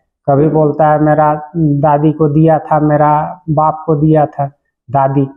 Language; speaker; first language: Hindi; non-native, local second language; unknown